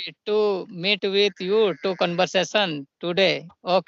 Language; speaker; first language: English; non-native, learner; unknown